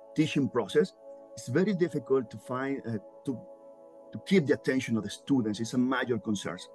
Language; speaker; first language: English; non-native, fluent; Spanish